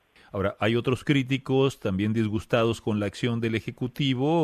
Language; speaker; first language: Spanish; native; Spanish